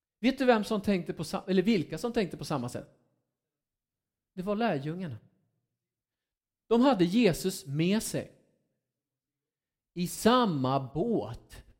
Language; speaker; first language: Swedish; non-native, fluent; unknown